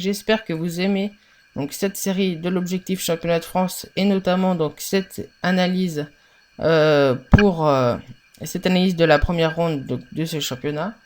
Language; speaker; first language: French; native; French